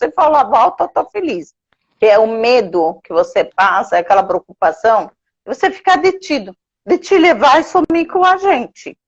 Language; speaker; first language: Portuguese; non-native, fluent; Arabic